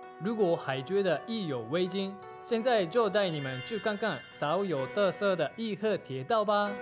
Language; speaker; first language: Chinese; non-native, fluent; Japanese